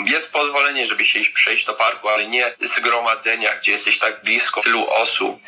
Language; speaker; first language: Polish; early bilingual, heritage; Polish